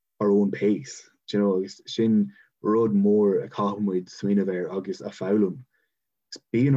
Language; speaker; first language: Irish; non-native, local second language; English